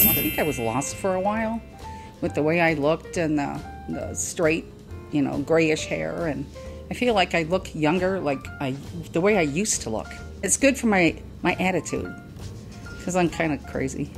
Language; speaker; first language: English; native; English